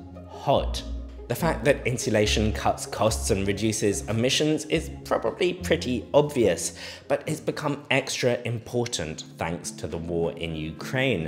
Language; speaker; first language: English; native; English